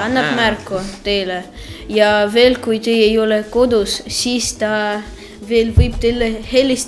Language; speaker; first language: Estonian; non-native, local second language; Russian